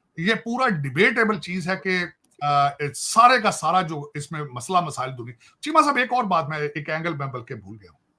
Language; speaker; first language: Hindi; native; Hindi